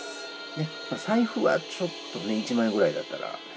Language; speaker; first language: Japanese; native; Japanese